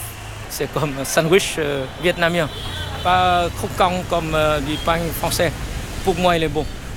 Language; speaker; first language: French; non-native, fluent; Vietnamese